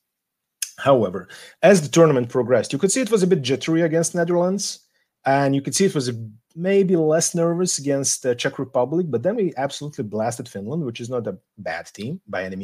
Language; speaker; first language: English; non-native, fluent; Serbian